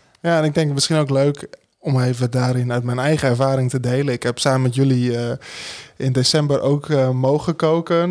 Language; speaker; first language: Dutch; native; Dutch